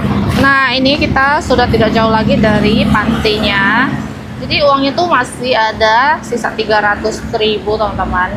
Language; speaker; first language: Indonesian; native; Indonesian